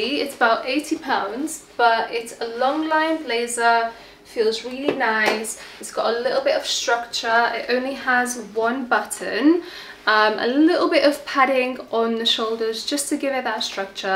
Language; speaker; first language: English; native; English